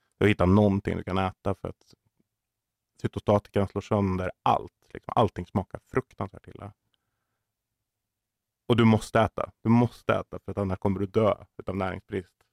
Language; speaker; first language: Swedish; native; Swedish